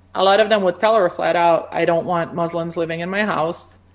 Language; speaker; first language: English; early bilingual, other home language; Croatian